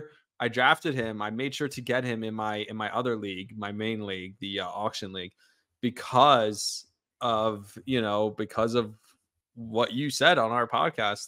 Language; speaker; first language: English; native; English